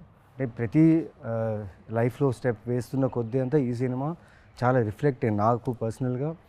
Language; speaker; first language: Telugu; native; Telugu